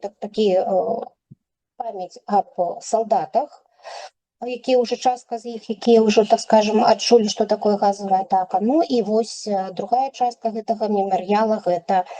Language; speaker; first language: Belarusian; non-native, local second language; Russian